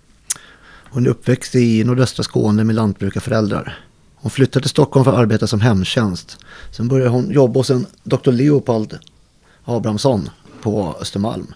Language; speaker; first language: Swedish; native; Swedish